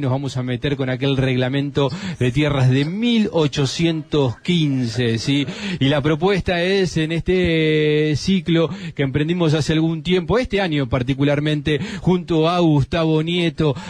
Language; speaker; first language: Spanish; native; Spanish